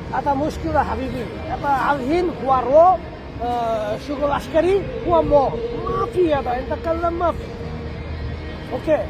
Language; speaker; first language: Arabic; non-native, learner; Bangla